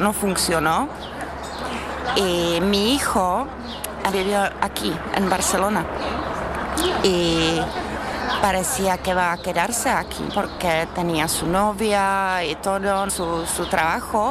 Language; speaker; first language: Spanish; non-native, learner; Czech